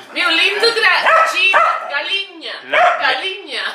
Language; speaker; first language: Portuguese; non-native, learner; Spanish